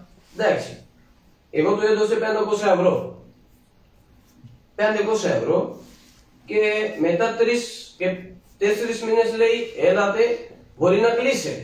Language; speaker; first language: Greek; non-native, learner; Punjabi